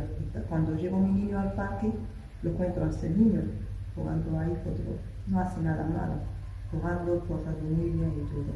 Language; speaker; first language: Spanish; non-native, local second language; Arabic